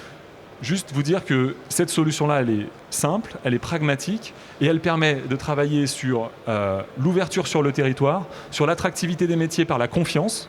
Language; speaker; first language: French; native; French